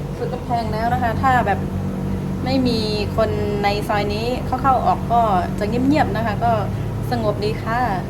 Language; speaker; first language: Thai; non-native, local second language; Shan